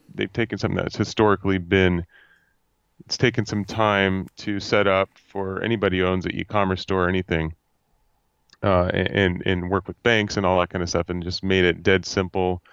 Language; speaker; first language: English; native; English